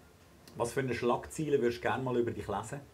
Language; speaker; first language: German; native; German